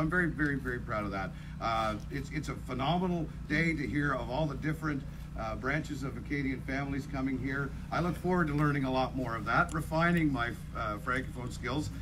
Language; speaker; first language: English; native; English